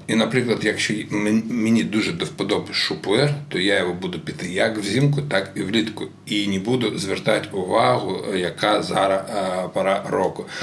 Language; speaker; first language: Ukrainian; non-native, local second language; Russian